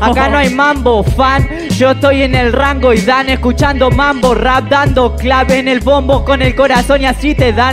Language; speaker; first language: Spanish; native; Spanish